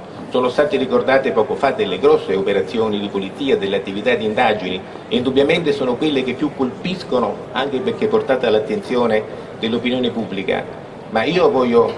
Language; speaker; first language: Italian; native; Italian